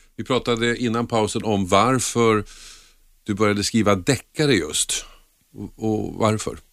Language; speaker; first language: Swedish; native; Swedish